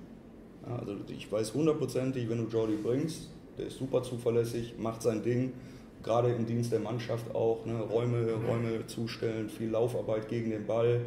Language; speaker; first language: German; native; German